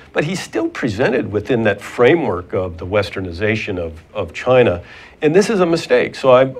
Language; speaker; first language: English; native; English